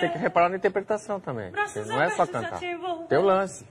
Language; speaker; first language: Portuguese; native; Portuguese